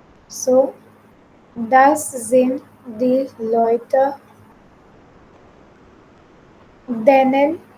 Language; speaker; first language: German; non-native, fluent; Hindi